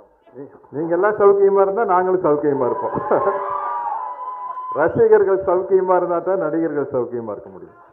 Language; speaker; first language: Tamil; native; Tamil